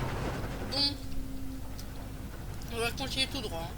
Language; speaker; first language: French; native; French